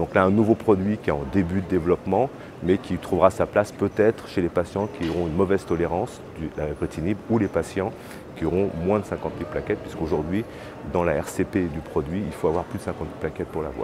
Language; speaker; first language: French; native; French